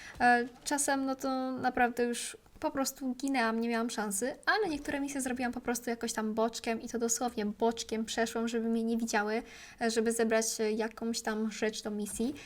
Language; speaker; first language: Polish; native; Polish